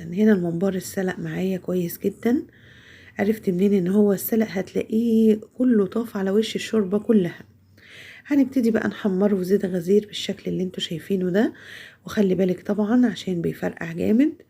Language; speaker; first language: Arabic; native; Arabic